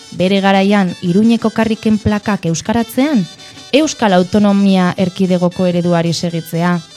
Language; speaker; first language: Basque; native; Basque